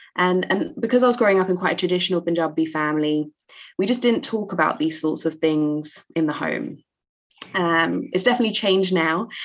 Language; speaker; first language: English; native; English